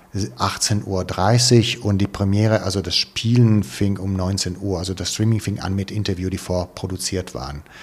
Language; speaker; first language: German; non-native, fluent; Italian